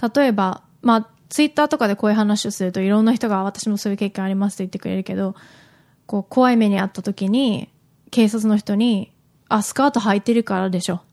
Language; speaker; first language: Japanese; native; Japanese